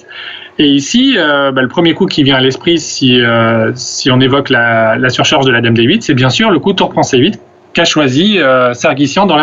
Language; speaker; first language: French; native; French